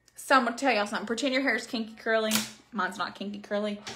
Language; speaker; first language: English; native; English